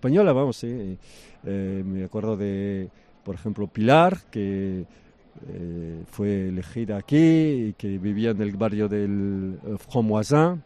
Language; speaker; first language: Spanish; early bilingual, heritage; French